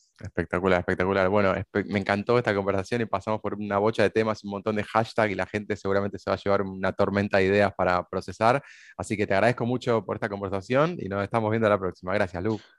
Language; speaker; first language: Spanish; native; Spanish